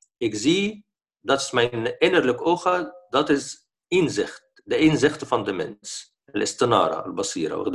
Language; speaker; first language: Dutch; non-native, fluent; Arabic